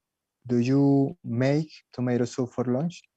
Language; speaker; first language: English; non-native, learner; Spanish